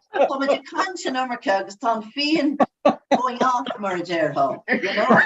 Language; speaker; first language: Irish; non-native, local second language; English